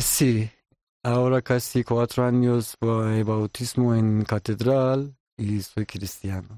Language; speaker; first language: Spanish; non-native, learner; Persian